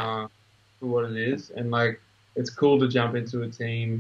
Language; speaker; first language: English; native; English